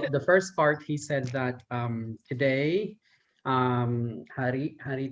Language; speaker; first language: English; non-native, fluent; Thai